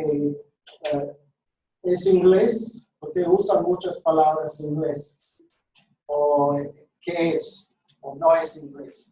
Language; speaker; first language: Spanish; non-native, fluent; English